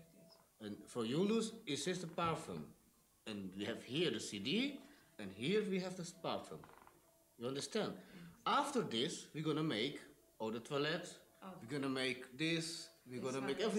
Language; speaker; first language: English; non-native, fluent; Dutch